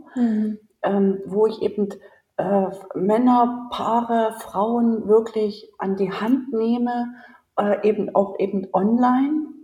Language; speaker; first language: German; native; German